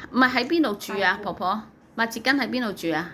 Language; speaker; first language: Cantonese; native; Cantonese